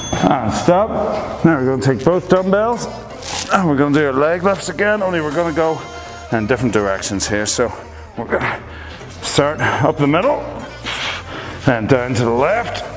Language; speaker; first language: English; native; English